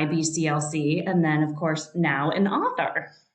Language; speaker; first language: English; native; English